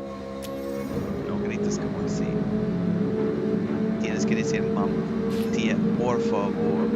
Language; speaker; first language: Spanish; non-native, learner; English